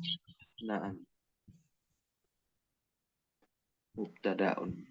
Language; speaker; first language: Arabic; non-native, fluent; Indonesian